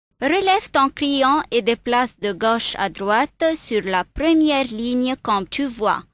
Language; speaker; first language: French; non-native, fluent; Arabic